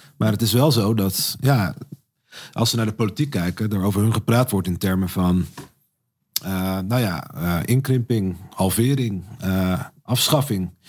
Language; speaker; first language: Dutch; native; Dutch